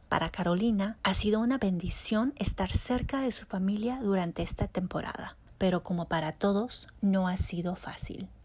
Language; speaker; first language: Spanish; non-native, fluent; English